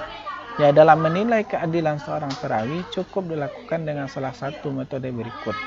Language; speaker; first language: Indonesian; native; Indonesian